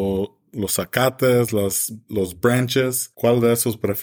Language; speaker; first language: Spanish; early bilingual, heritage; English